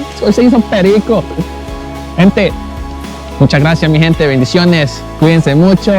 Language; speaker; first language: Spanish; native; Spanish